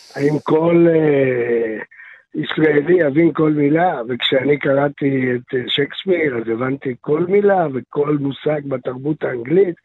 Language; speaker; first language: Hebrew; early bilingual, other home language; Arabic